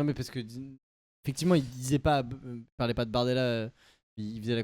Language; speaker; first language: French; native; French